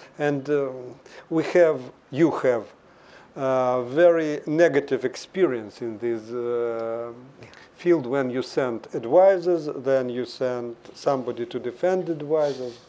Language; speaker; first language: English; non-native, fluent; Russian